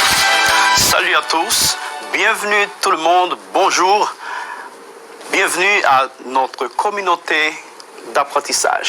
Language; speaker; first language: French; non-native, fluent; Spanish